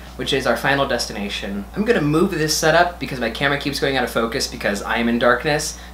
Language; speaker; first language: English; native; English